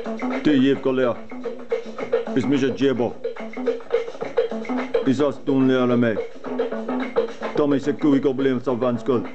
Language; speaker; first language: Irish; non-native, local second language; English